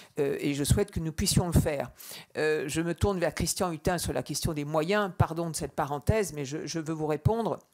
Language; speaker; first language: French; native; French